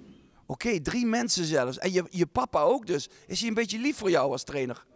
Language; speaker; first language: Dutch; native; Dutch